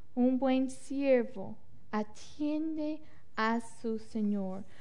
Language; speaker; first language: Spanish; non-native, fluent; English